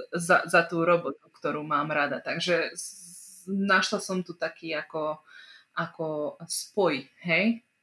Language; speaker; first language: Slovak; early bilingual, heritage; Slovak